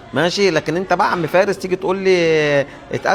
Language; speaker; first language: Arabic; native; Arabic